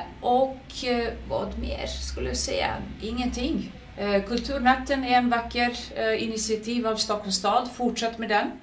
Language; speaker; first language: Swedish; non-native, fluent; Serbian